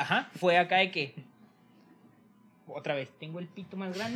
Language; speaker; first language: Spanish; native; Spanish